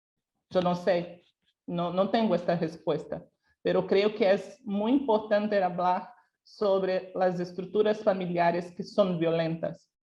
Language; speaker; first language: Spanish; non-native, local second language; Portuguese